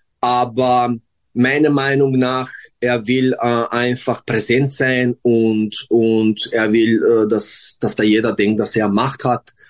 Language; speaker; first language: German; non-native, learner; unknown